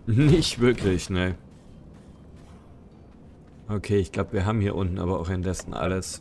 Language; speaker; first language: German; native; German